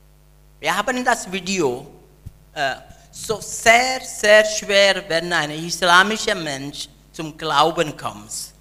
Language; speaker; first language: German; non-native, learner; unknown